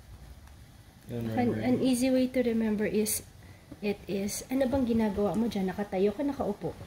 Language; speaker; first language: Filipino; native; Filipino